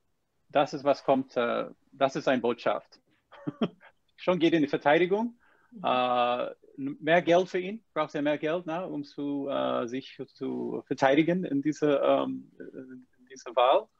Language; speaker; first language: German; non-native, fluent; English